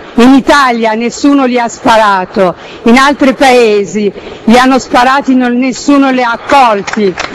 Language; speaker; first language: Italian; non-native, fluent; Arabic